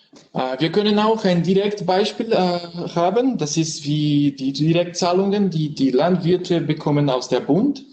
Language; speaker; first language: German; non-native, learner; French